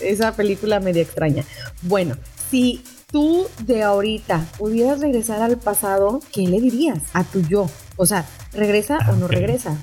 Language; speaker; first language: Spanish; native; Spanish